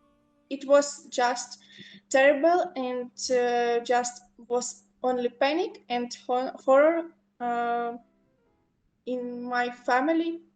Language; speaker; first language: English; non-native, local second language; Ukrainian